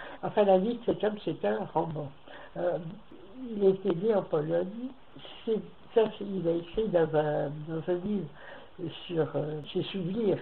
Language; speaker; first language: French; native; French